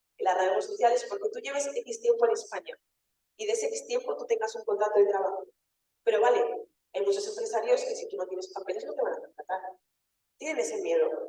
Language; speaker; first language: Spanish; early bilingual, other home language; Wolof